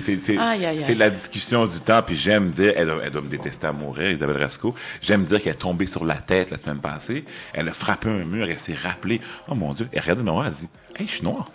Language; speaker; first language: French; native; French